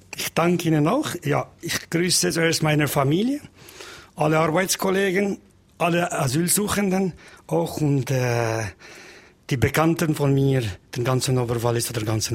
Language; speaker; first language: German; non-native, learner; Albanian